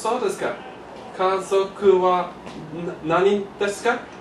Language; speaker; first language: Japanese; non-native, learner; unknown